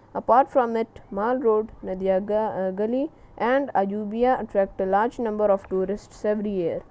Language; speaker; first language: English; non-native, local second language; Urdu